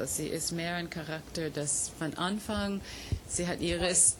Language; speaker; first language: German; non-native, fluent; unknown